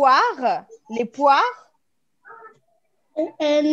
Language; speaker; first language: French; non-native, learner; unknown